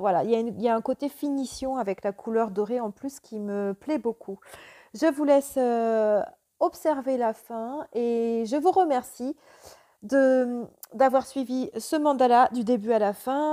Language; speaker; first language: French; native; French